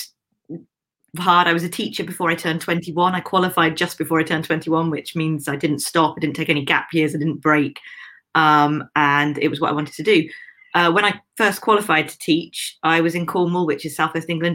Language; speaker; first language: English; native; English